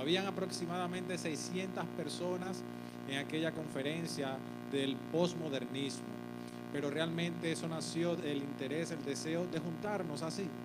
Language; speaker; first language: Spanish; native; Spanish